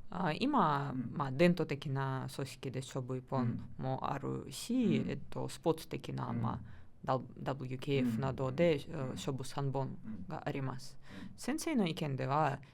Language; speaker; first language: Japanese; non-native, learner; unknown